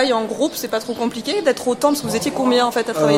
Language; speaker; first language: French; native; French